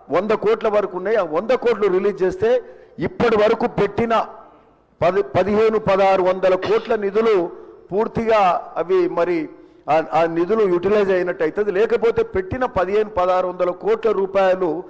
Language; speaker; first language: Telugu; native; Telugu